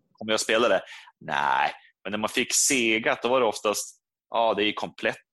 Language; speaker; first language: Swedish; native; Swedish